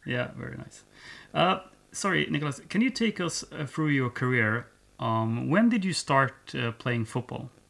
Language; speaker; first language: English; non-native, fluent; Swedish